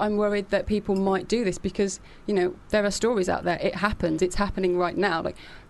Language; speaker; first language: English; native; English